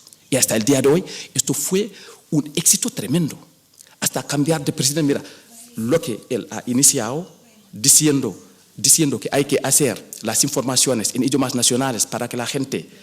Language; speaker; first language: Spanish; non-native, fluent; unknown